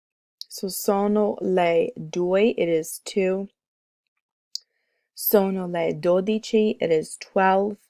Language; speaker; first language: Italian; non-native, fluent; English